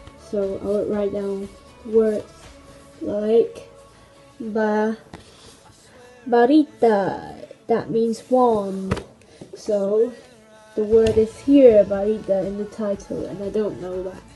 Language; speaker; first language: English; non-native, local second language; Cantonese